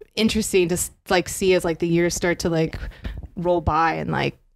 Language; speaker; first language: English; native; English